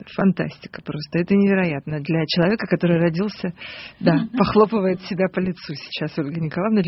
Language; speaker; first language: Russian; native; Russian